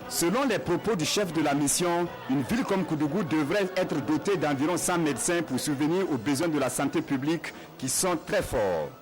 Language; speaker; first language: French; native; French